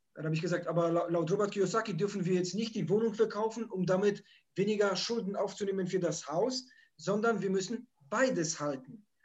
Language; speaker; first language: German; early bilingual, other home language; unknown